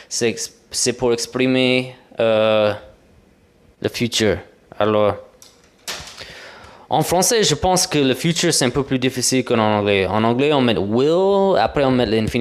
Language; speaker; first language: French; non-native, fluent; English